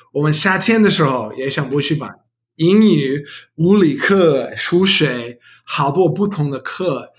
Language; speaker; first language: Chinese; non-native, learner; English